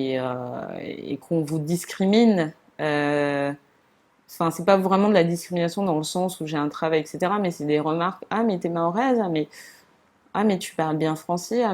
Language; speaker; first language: French; non-native, local second language; Comorian